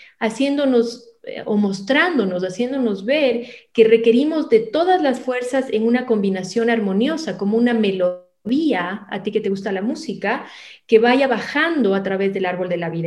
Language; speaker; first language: Spanish; native; Spanish